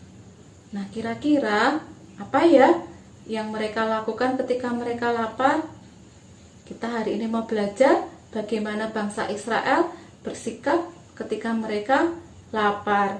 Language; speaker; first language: Indonesian; native; Indonesian